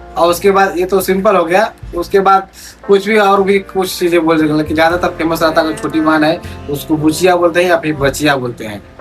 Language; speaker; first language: Hindi; native; Hindi